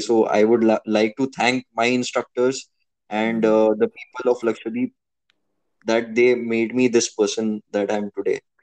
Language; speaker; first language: English; non-native, local second language; Hindi